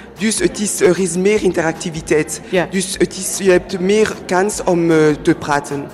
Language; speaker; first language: Dutch; non-native, local second language; French